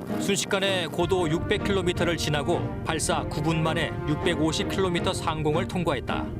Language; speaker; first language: Korean; native; Korean